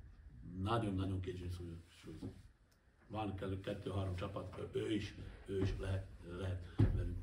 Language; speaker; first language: Hungarian; non-native, learner; Slovak